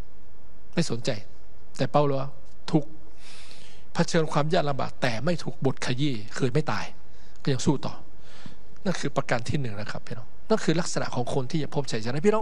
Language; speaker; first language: Thai; native; Thai